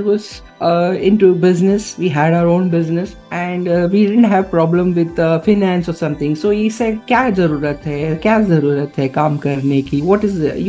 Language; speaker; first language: English; non-native, local second language; Gujarati